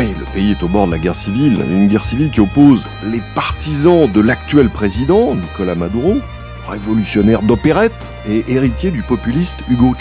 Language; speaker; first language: French; native; French